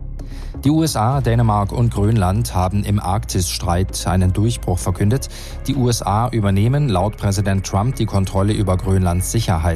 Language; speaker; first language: German; native; German